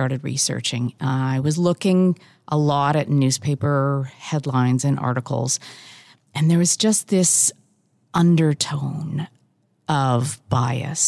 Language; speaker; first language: English; native; English